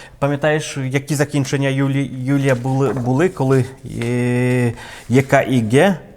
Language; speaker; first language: Ukrainian; non-native, fluent; Polish